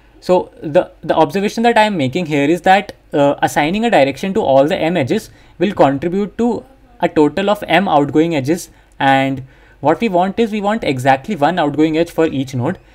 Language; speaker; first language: English; non-native, local second language; Hindi